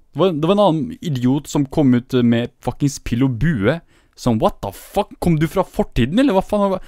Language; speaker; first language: Norwegian; early bilingual, other home language; Kurdish